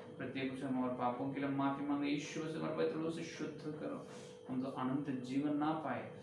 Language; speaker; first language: Hindi; non-native, local second language; Telugu